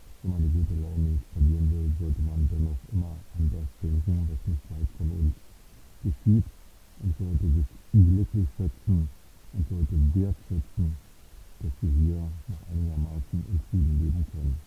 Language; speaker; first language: German; native; German